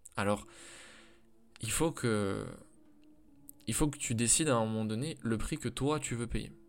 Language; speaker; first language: French; native; French